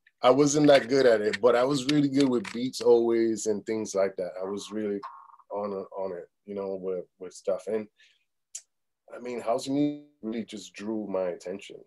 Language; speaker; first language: English; early bilingual, other home language; Spanish